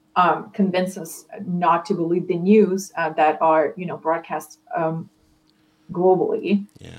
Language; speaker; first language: English; non-native, fluent; Ukrainian